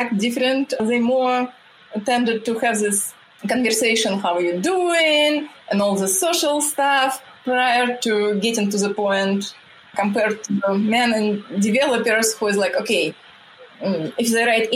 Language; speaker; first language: English; non-native, fluent; Russian